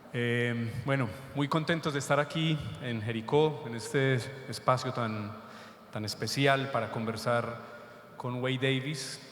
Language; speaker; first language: Spanish; native; Spanish